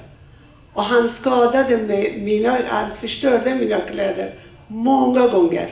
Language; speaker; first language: Swedish; non-native, fluent; Persian